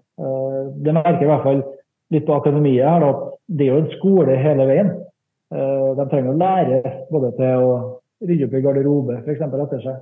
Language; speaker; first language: Norwegian; native; Norwegian